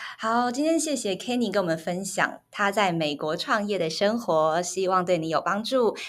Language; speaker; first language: Chinese; native; Chinese